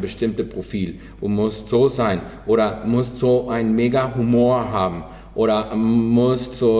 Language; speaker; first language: German; non-native, fluent; Spanish